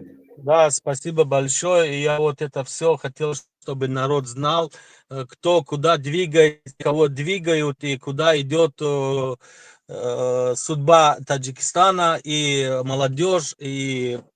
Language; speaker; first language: Russian; non-native, local second language; Tajik